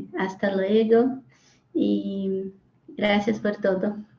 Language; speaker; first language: Spanish; non-native, learner; Portuguese